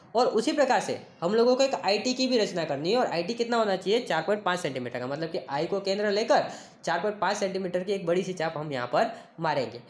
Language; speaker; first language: Hindi; non-native, local second language; Gujarati